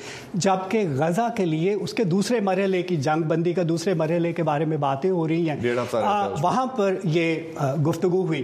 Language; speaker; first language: Urdu; native; Urdu